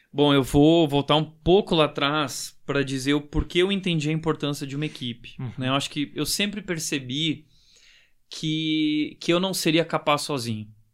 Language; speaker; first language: Portuguese; native; Portuguese